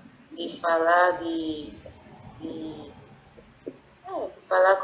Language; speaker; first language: Portuguese; non-native, fluent; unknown